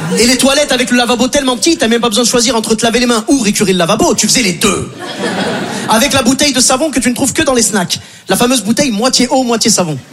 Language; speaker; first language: French; native; French